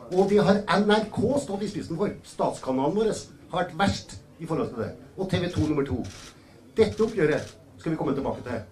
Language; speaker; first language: Norwegian; native; Norwegian